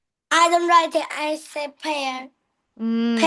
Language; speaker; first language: English; non-native, learner; Vietnamese